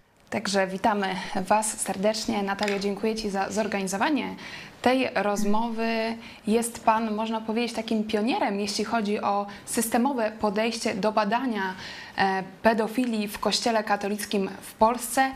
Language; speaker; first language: Polish; native; Polish